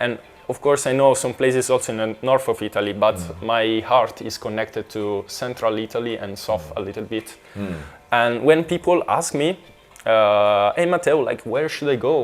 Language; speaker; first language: English; non-native, fluent; Italian